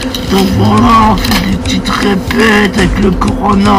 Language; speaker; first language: French; native; French